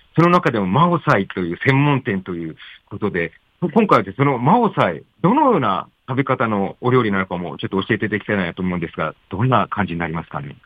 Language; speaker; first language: Japanese; native; Japanese